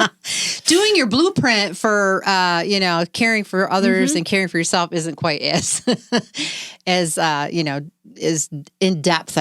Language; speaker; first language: English; native; English